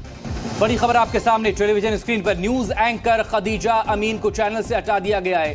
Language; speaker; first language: Hindi; native; Hindi